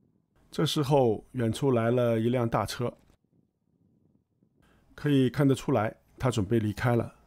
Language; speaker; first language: Chinese; native; Chinese